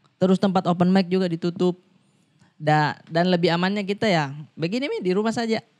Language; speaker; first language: Indonesian; native; Indonesian